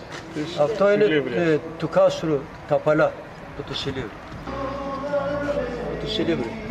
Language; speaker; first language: Greek; early bilingual, heritage; Greek